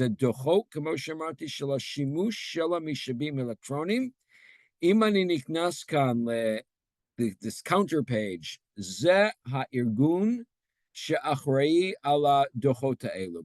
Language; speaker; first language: Hebrew; non-native, fluent; English